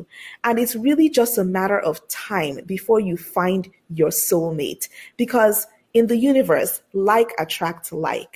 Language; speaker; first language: English; non-native, local second language; Yoruba